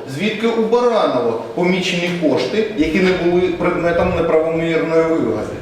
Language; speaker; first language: Ukrainian; non-native, local second language; Russian